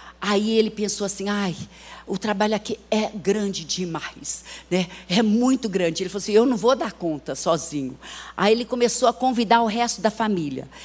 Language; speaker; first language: Portuguese; early bilingual, other home language; English